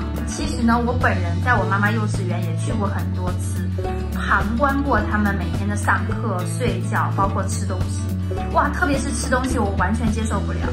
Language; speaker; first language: Chinese; native; Chinese